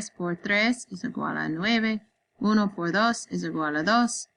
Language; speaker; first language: Spanish; non-native, learner; English